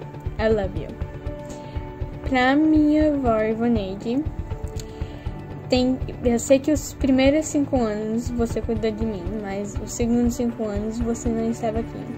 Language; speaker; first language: Portuguese; early bilingual, heritage; Portuguese